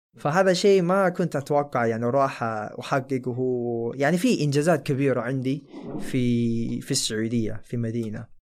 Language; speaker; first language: Arabic; non-native, fluent; Chinese